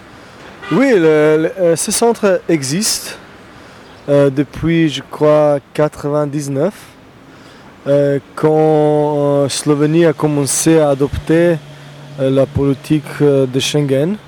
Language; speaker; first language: French; non-native, fluent; Slovenian